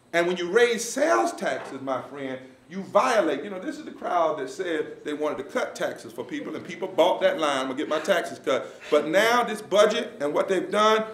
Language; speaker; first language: English; native; English